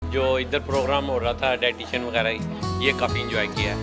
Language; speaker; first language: Hindi; native; Hindi